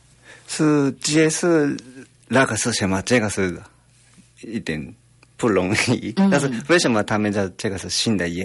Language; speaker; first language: Chinese; non-native, fluent; Japanese